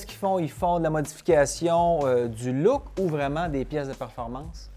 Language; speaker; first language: French; native; French